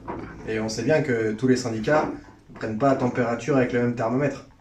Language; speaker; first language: French; native; French